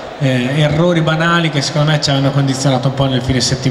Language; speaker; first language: Italian; native; Italian